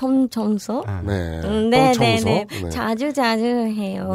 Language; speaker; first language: Korean; non-native, learner; Japanese